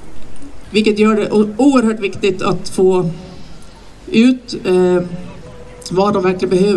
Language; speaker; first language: Swedish; native; Swedish